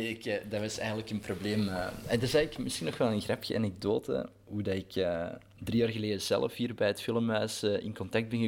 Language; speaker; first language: Dutch; native; Dutch